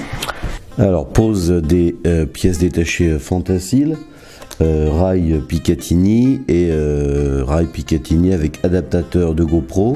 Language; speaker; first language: French; native; French